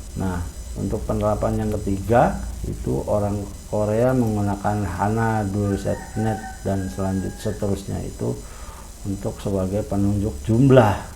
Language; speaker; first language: Indonesian; native; Indonesian